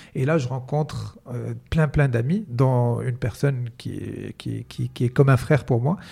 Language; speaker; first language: French; non-native, local second language; Arabic